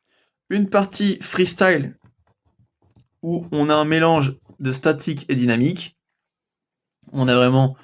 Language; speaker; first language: French; native; French